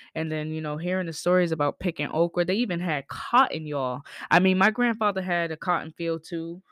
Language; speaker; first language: English; native; English